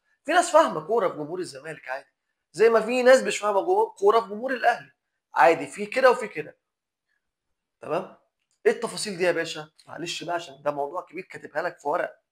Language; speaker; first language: Arabic; native; Arabic